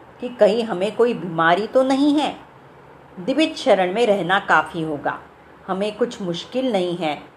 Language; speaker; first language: Hindi; non-native, local second language; Marathi